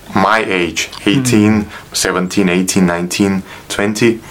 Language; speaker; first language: English; non-native, fluent; Bosnian